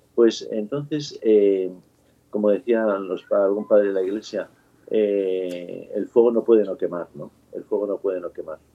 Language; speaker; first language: Spanish; native; Spanish